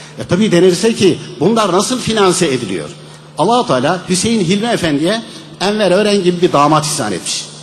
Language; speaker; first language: Turkish; native; Turkish